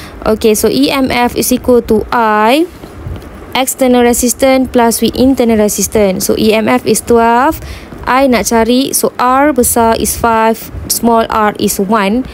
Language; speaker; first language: English; non-native, local second language; Malay